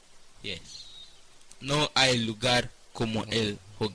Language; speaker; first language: Spanish; non-native, fluent; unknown